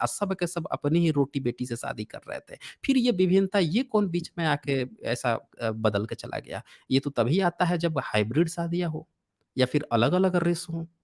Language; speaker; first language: Hindi; native; Hindi